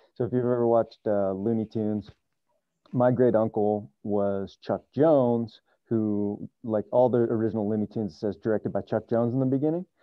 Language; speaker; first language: English; native; English